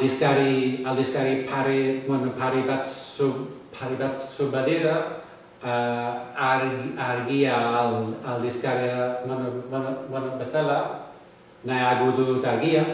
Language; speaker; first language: Basque; non-native, fluent; English